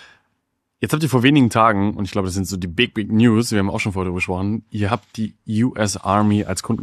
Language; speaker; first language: German; native; German